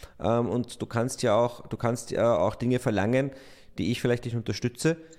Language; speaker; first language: German; native; German